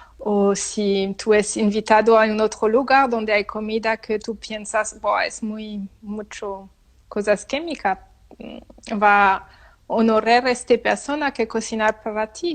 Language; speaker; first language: Spanish; non-native, learner; French